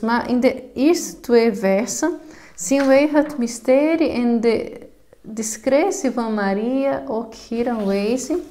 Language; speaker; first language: Dutch; non-native, fluent; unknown